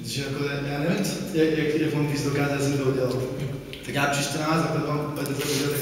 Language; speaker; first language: Czech; native; Czech